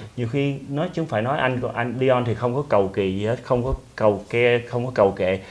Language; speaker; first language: Vietnamese; early bilingual, heritage; Vietnamese